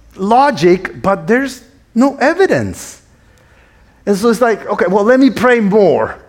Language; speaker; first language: English; non-native, fluent; Spanish